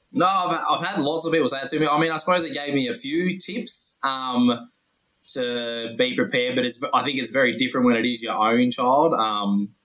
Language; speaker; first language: English; native; English